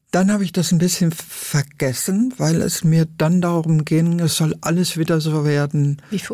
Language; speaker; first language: German; native; German